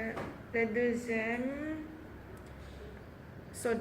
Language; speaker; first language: French; non-native, learner; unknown